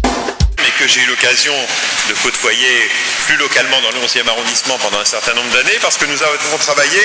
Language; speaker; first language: French; native; French